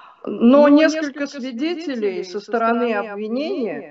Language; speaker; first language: Russian; native; Russian